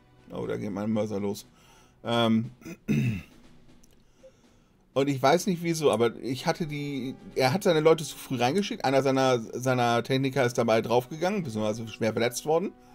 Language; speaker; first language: German; native; German